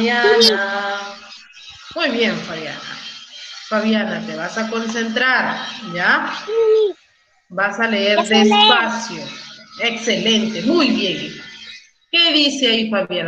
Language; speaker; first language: Spanish; native; Spanish